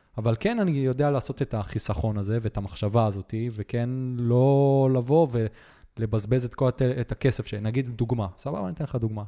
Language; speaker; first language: Hebrew; native; Hebrew